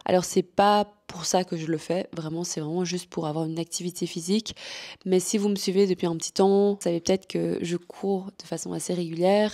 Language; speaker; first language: French; native; French